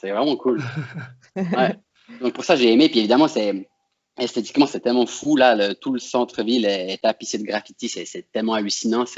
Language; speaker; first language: French; native; French